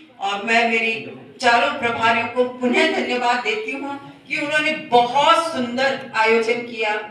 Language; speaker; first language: Hindi; native; Hindi